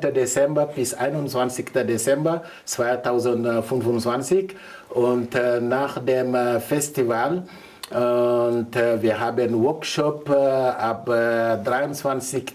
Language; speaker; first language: German; non-native, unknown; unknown